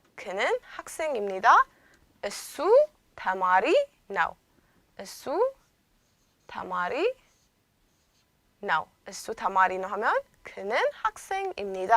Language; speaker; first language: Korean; non-native, fluent; Amharic